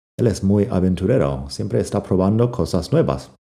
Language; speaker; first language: Spanish; non-native, fluent; English